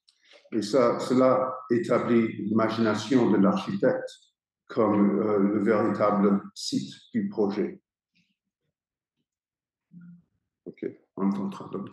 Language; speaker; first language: French; non-native, fluent; English